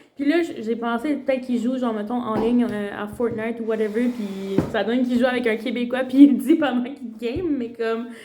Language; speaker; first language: French; early bilingual, other home language; Spanish